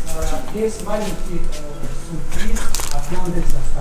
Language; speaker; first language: Russian; non-native, learner; Tajik